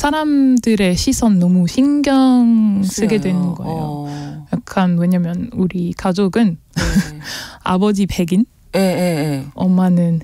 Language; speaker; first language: Korean; non-native, learner; French